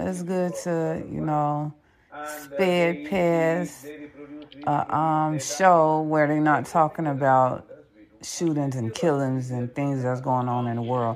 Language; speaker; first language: English; native; English